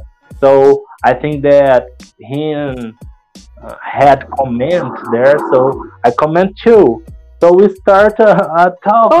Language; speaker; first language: English; non-native, learner; Portuguese